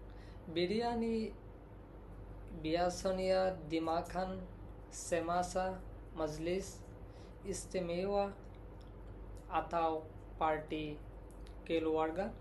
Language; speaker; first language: Indonesian; non-native, learner; Bangla